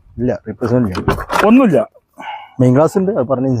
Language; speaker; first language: Malayalam; native; Malayalam